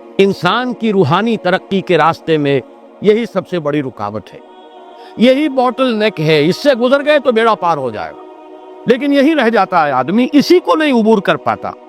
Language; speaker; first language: Urdu; native; Urdu